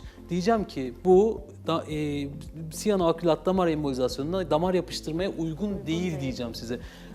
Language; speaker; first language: Turkish; native; Turkish